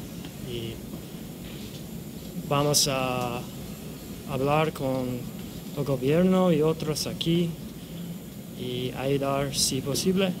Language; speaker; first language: Spanish; non-native, learner; English